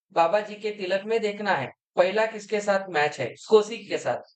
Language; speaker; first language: Hindi; non-native, local second language; Marathi